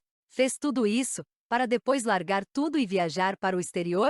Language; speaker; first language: Portuguese; native; Portuguese